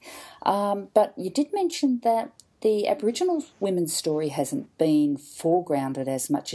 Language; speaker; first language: English; native; English